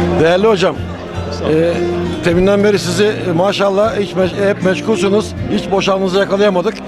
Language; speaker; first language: Turkish; native; Turkish